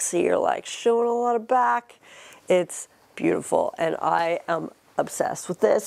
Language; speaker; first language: English; native; English